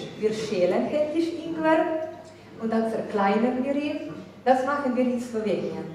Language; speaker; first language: German; non-native, fluent; Slovenian